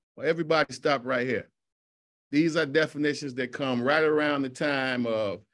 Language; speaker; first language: English; native; English